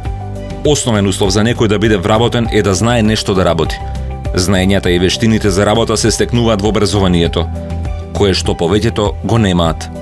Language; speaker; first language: Macedonian; native; Macedonian